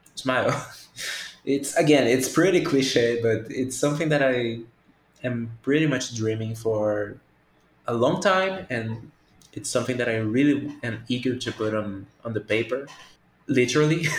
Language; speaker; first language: English; non-native, fluent; Portuguese